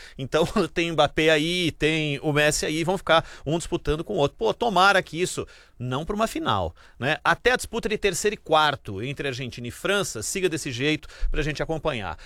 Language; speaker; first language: Portuguese; native; Portuguese